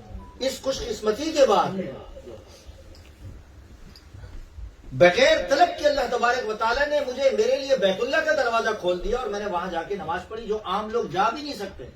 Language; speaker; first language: Urdu; native; Urdu